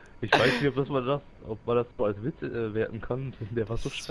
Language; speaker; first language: German; native; German